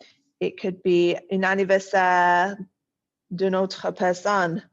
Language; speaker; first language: French; non-native, fluent; English